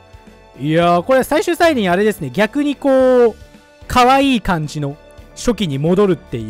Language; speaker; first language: Japanese; native; Japanese